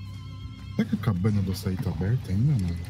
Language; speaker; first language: Portuguese; native; Portuguese